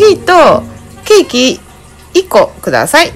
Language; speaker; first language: Japanese; native; Japanese